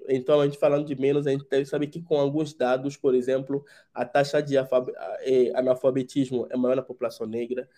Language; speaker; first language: Portuguese; non-native, fluent; Ewe